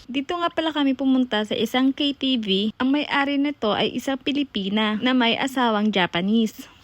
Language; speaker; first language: Filipino; native; Filipino